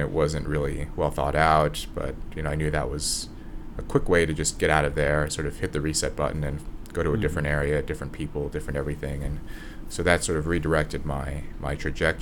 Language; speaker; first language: English; native; English